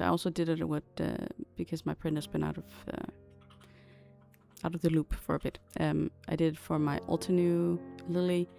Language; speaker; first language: English; non-native, fluent; Danish